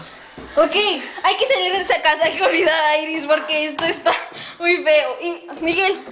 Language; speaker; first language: Spanish; native; Spanish